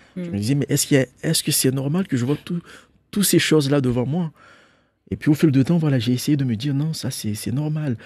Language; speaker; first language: French; non-native, local second language; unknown